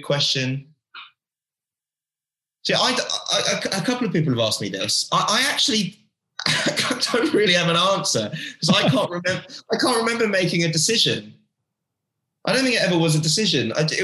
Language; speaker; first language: English; native; English